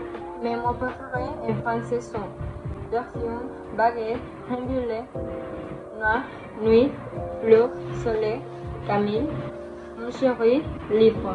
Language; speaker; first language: French; non-native, learner; Spanish